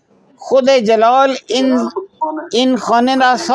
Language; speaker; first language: Persian; non-native, fluent; Urdu